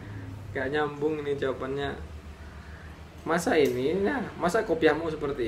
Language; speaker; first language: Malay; non-native, local second language; Javanese